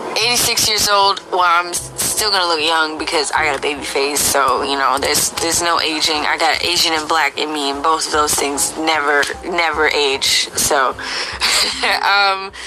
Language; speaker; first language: English; native; English